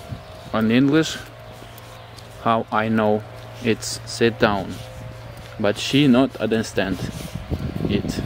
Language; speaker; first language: English; non-native, learner; Russian